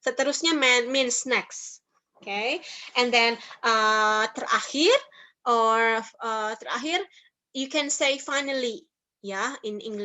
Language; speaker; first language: English; non-native, fluent; Indonesian